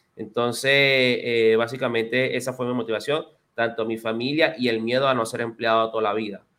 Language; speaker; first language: Spanish; native; Spanish